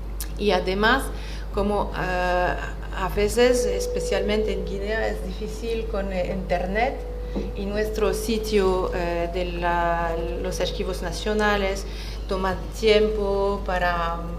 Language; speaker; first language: Spanish; non-native, fluent; French